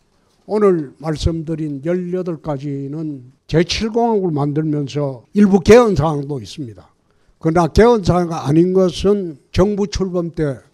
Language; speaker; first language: Korean; native; Korean